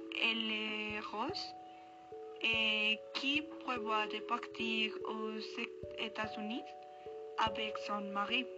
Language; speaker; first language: French; non-native, learner; Spanish